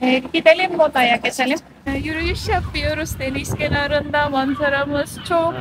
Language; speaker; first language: Turkish; non-native, learner; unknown